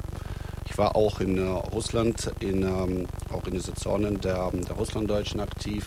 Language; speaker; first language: German; non-native, fluent; Russian